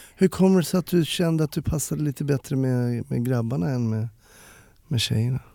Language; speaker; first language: Swedish; native; Swedish